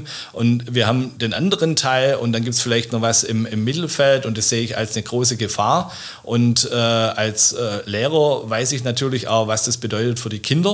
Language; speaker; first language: German; native; German